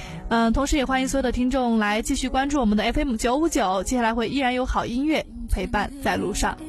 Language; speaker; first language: Chinese; native; Chinese